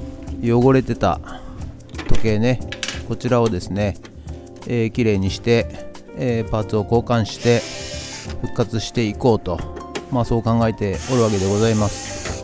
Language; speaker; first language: Japanese; native; Japanese